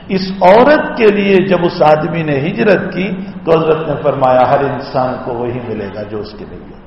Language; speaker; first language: Urdu; non-native, local second language; Gujarati